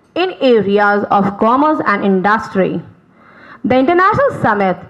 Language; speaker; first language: English; non-native, local second language; Hindi